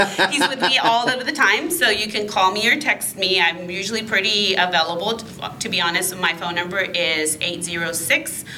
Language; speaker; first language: English; early bilingual, other home language; Spanish